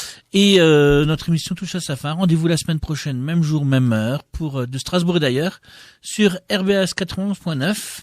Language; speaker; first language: French; native; French